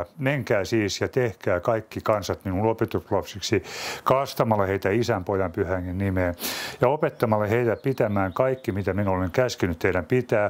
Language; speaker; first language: Finnish; native; Finnish